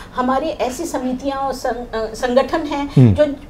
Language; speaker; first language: Hindi; native; Hindi